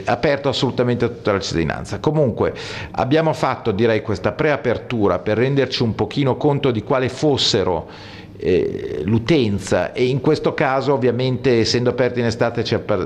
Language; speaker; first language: Italian; native; Italian